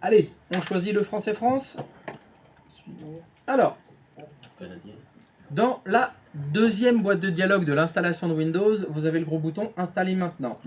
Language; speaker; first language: French; native; French